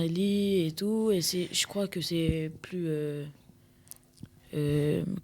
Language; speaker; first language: French; early bilingual, heritage; French